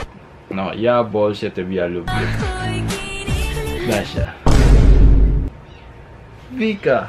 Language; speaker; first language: Russian; non-native, learner; Filipino